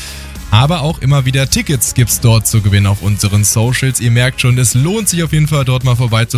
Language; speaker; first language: German; native; German